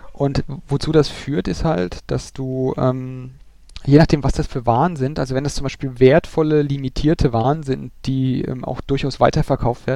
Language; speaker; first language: German; native; German